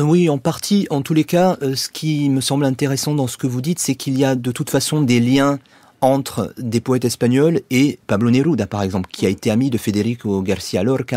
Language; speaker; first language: French; native; French